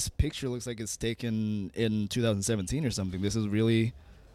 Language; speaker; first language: English; non-native, fluent; Indonesian